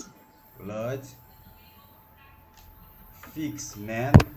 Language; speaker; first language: English; non-native, learner; Portuguese